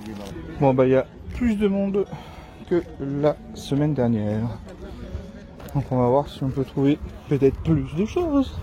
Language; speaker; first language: French; native; French